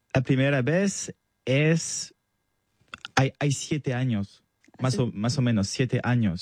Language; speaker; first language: Spanish; non-native, learner; French